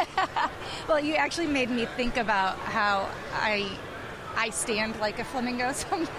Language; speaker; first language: English; native; English